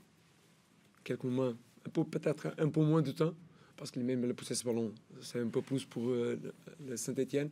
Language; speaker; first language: French; non-native, learner; Portuguese